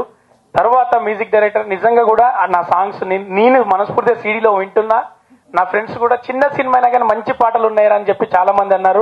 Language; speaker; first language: Telugu; native; Telugu